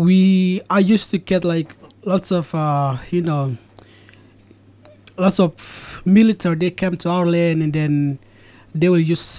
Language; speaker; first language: English; non-native, fluent; Indonesian